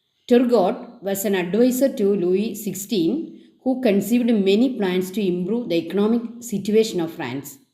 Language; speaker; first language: English; non-native, local second language; Malayalam